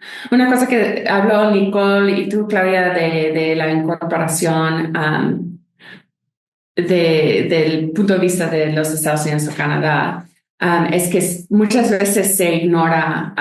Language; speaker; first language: Spanish; non-native, fluent; English